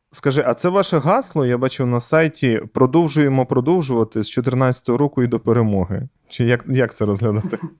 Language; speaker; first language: Ukrainian; native; Ukrainian